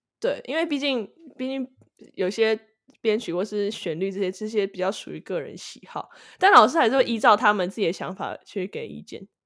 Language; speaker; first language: Chinese; native; Chinese